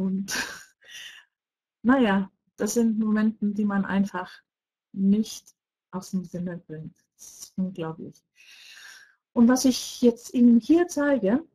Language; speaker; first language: German; non-native, fluent; Greek